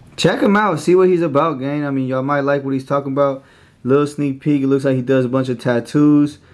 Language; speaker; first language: English; early bilingual, other home language; Spanish